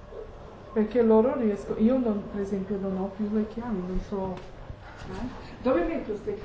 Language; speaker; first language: Italian; non-native, fluent; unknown